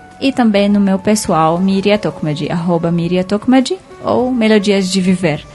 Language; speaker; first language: Portuguese; non-native, fluent; Arabic